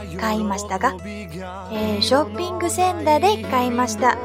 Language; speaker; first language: Japanese; non-native, fluent; Chinese